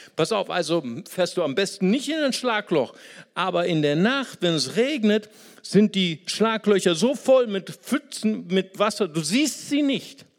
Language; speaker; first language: German; non-native, fluent; Portuguese